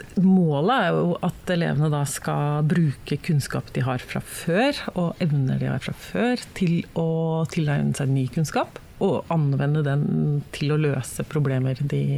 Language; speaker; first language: Norwegian; native; Norwegian